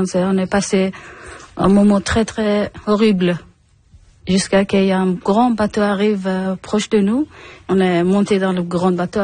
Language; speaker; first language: French; non-native, learner; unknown